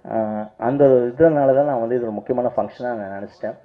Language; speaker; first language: Tamil; native; Tamil